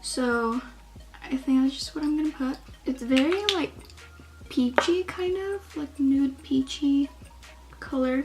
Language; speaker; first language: English; native; English